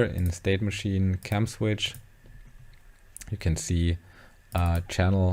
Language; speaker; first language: English; non-native, fluent; German